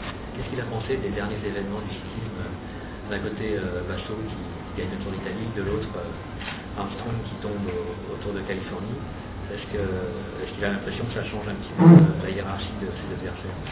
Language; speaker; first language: French; native; French